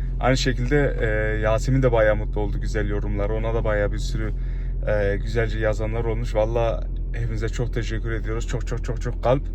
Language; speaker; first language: Turkish; early bilingual, heritage; Turkish